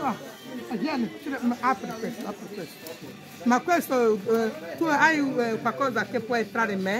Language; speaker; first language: Italian; non-native, learner; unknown